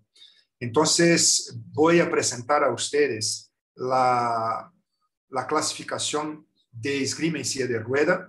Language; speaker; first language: Spanish; non-native, learner; Portuguese